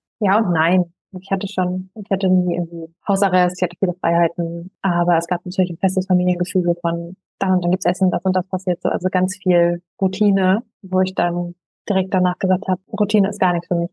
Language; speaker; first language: German; native; German